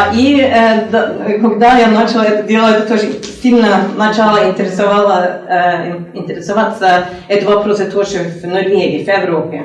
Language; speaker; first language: Russian; non-native, learner; Norwegian